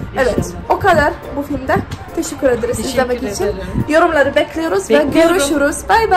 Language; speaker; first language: Turkish; non-native, learner; Polish